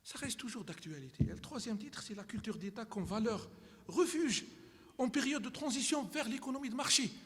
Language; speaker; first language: French; non-native, local second language; Arabic